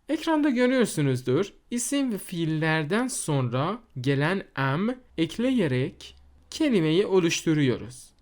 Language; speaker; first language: Turkish; non-native, fluent; Persian